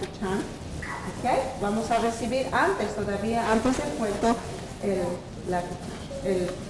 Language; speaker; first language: Spanish; non-native, local second language; Quechua